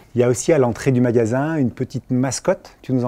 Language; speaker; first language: French; native; French